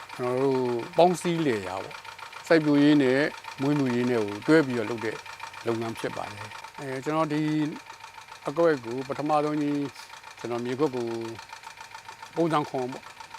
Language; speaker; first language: Burmese; native; Burmese